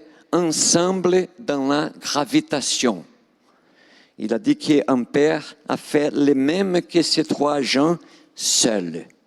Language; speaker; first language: French; non-native, fluent; Portuguese